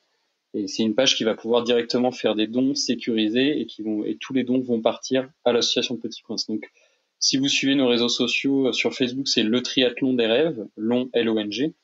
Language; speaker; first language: French; native; French